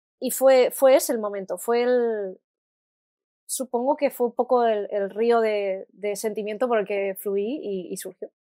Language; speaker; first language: Spanish; native; Spanish